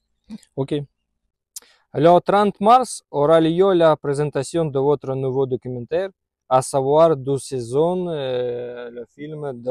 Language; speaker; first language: French; non-native, learner; Russian